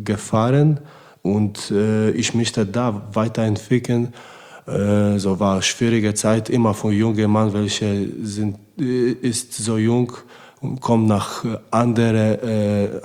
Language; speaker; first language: German; non-native, learner; Polish